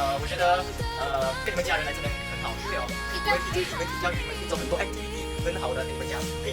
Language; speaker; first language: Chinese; non-native, local second language; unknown